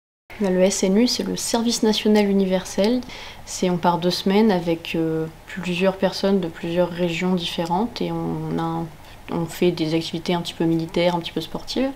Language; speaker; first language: French; native; French